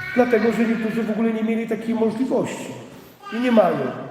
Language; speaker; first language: Polish; native; Polish